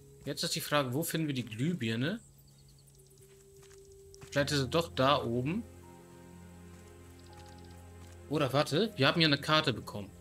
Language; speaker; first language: German; native; German